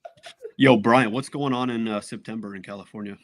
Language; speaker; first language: English; native; English